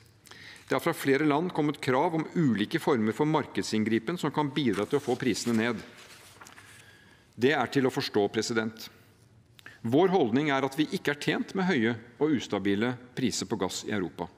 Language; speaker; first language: Norwegian; native; Norwegian